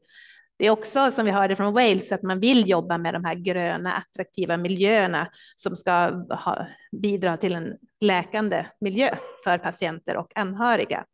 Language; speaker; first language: Swedish; native; Swedish